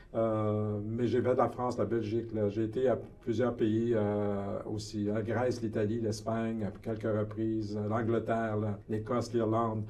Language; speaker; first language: French; native; French